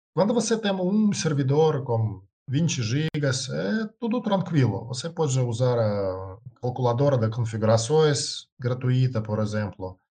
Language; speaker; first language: Portuguese; non-native, learner; Russian